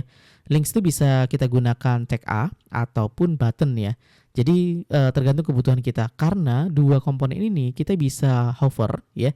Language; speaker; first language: Indonesian; native; Indonesian